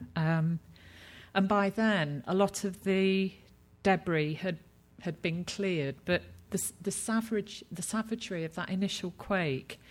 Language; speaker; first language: English; native; English